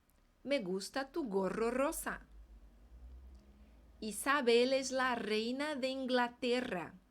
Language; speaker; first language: Spanish; non-native, fluent; Portuguese